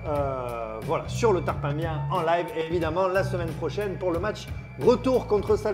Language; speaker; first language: French; native; French